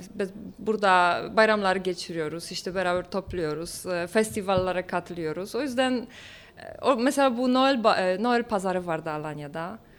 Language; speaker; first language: Turkish; non-native, fluent; Polish